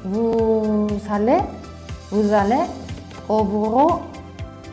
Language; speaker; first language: French; non-native, learner; Spanish